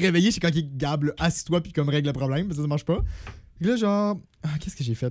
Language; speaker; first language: French; native; French